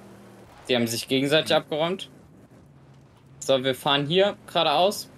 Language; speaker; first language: German; native; German